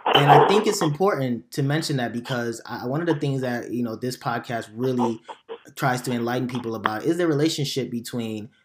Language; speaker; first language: English; early bilingual, other home language; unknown